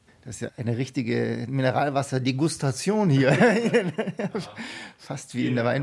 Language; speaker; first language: German; native; German